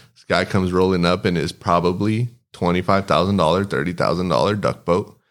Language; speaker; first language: English; early bilingual, other home language; Spanish